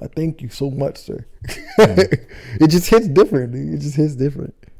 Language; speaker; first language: English; native; English